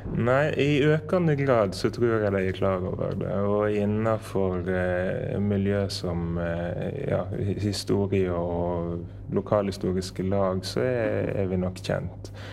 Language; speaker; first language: Norwegian; native; Norwegian